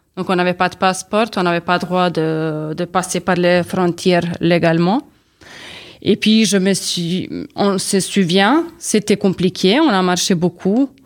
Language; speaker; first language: French; non-native, learner; Serbian